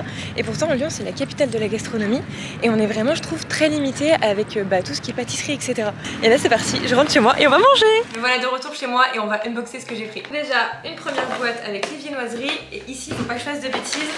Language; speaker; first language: French; native; French